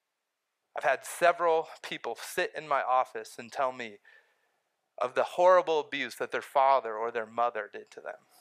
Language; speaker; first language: English; native; English